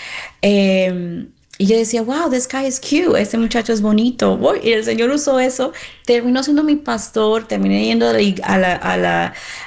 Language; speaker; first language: Spanish; early bilingual, heritage; Spanish